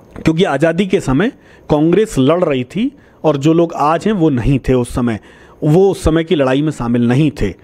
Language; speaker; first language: Hindi; native; Hindi